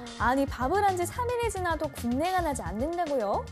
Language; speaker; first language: Korean; native; Korean